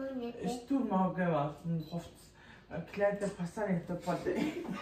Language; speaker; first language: Swedish; non-native, learner; Mongolian